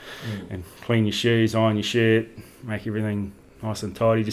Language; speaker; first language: English; native; English